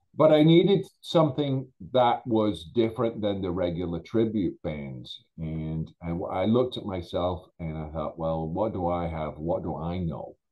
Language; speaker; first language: English; native; English